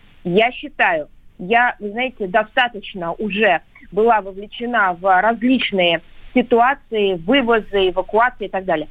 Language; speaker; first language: Russian; native; Russian